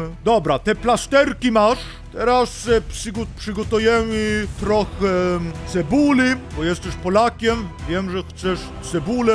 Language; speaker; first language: Polish; non-native, learner; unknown